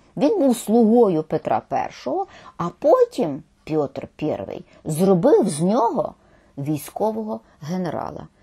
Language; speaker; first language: Ukrainian; native; Ukrainian